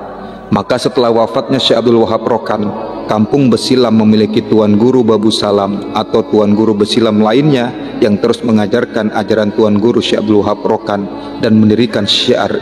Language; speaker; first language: Indonesian; native; Indonesian